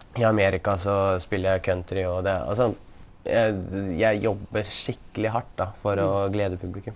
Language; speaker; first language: Norwegian; early bilingual, other home language; Russian